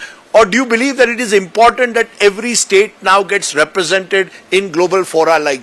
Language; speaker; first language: English; native; English